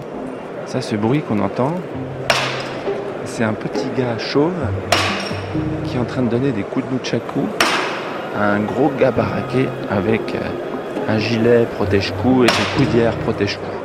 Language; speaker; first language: French; native; French